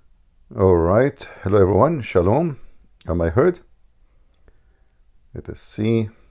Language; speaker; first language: English; non-native, fluent; Arabic